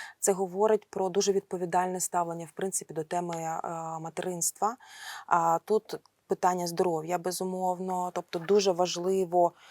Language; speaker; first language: Ukrainian; non-native, local second language; Russian